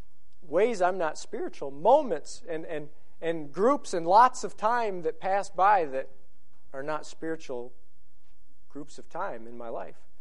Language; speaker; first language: English; native; English